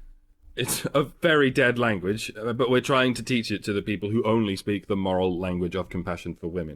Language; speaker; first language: English; native; English